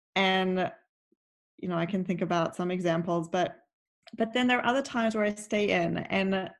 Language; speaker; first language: English; native; English